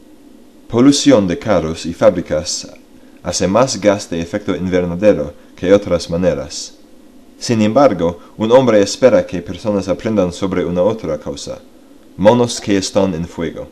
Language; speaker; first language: Spanish; non-native, learner; English